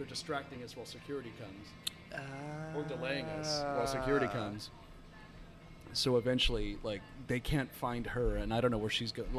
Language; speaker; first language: English; native; English